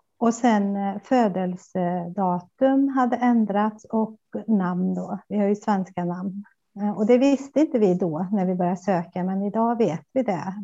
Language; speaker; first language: Swedish; early bilingual, other home language; Spanish